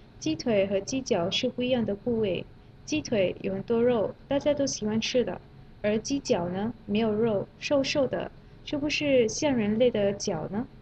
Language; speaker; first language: Chinese; non-native, fluent; Malay